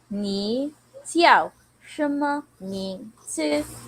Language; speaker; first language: Chinese; non-native, learner; Filipino